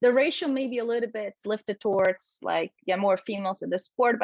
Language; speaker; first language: English; non-native, fluent; Polish